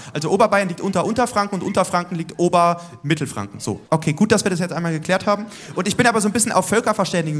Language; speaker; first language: German; native; German